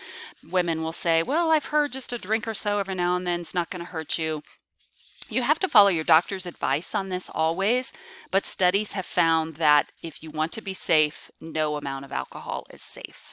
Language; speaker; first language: English; native; English